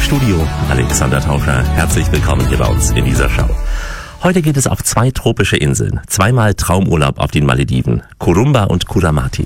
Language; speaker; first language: German; native; German